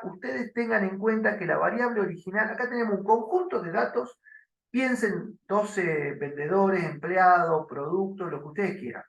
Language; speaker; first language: Spanish; native; Spanish